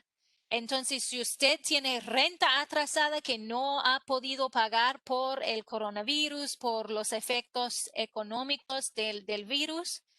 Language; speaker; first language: Spanish; non-native, fluent; English